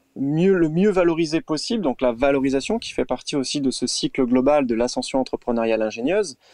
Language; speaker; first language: French; native; French